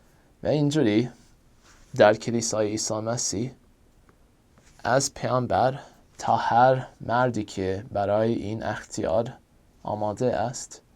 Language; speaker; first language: Persian; non-native, fluent; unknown